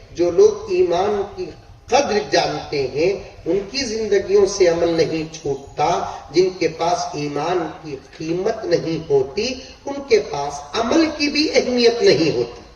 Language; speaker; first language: Urdu; native; Urdu